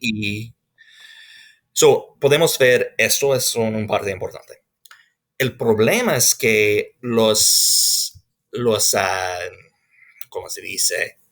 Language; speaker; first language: Spanish; non-native, fluent; English